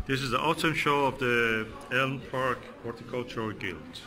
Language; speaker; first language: English; non-native, fluent; Persian